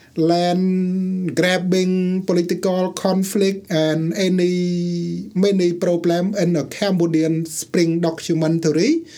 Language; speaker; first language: English; non-native, learner; Khmer